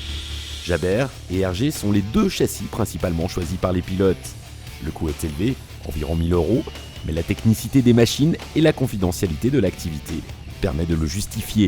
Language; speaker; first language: French; native; French